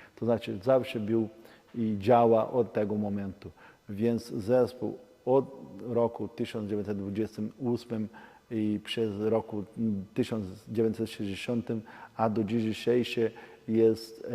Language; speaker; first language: Polish; non-native, learner; Portuguese